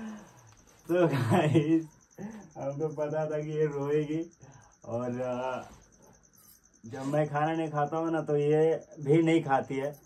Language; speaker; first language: Hindi; native; Hindi